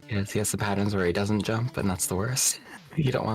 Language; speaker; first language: English; native; English